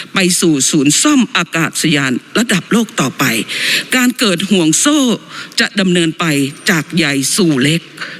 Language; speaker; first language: Thai; native; Thai